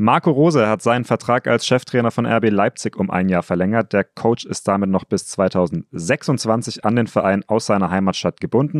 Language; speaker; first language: German; native; German